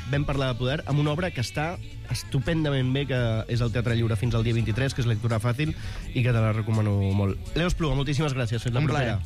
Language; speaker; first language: Catalan; native; Catalan